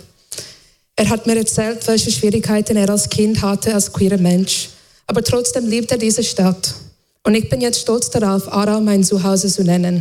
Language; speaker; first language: German; non-native, fluent; English